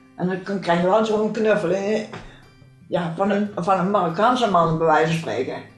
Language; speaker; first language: Dutch; native; Dutch